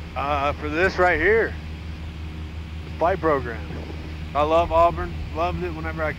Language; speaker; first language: English; native; English